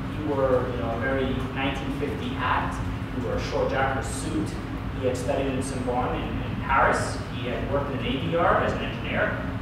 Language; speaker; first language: English; native; English